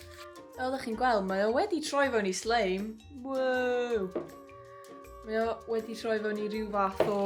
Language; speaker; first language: Welsh; native; Welsh